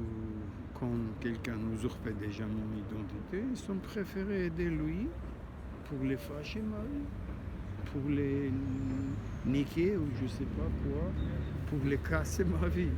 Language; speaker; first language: French; non-native, learner; Armenian